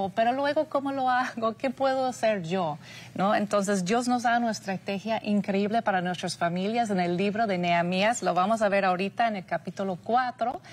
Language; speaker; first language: Spanish; non-native, fluent; English